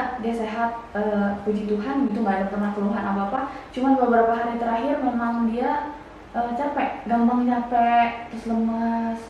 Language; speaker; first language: Indonesian; native; Indonesian